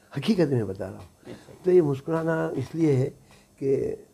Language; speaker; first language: Hindi; native; Hindi